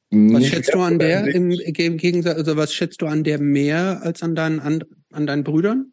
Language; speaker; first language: German; native; German